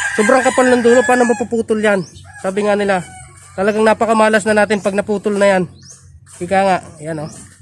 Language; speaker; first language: Filipino; native; Filipino